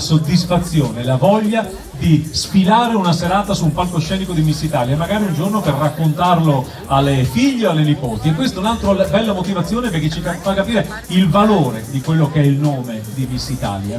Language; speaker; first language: Italian; native; Italian